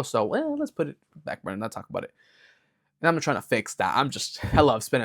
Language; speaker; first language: English; native; English